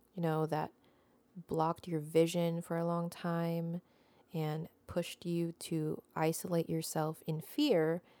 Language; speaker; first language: English; non-native, local second language; Filipino